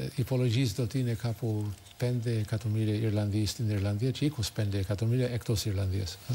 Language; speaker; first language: Greek; non-native, fluent; English